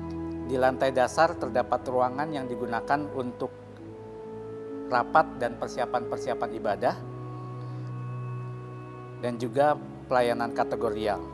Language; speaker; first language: Indonesian; native; Indonesian